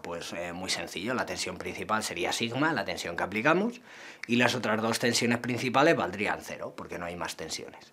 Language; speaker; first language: Spanish; native; Spanish